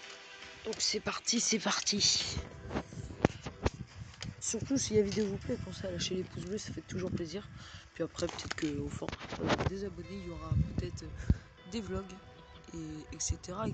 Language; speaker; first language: French; native; French